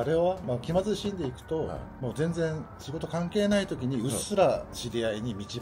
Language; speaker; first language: Japanese; native; Japanese